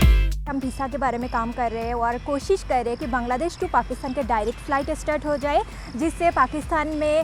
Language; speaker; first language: Hindi; non-native, fluent; Bangla